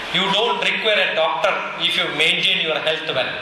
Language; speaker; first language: English; non-native, local second language; Malayalam